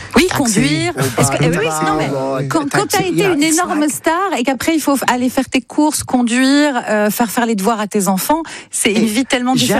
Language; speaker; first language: French; native; French